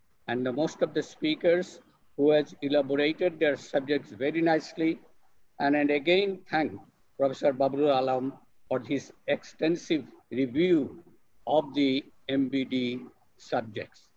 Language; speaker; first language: English; non-native, local second language; Bangla